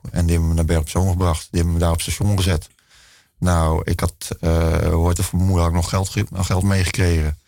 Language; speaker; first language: Dutch; native; Dutch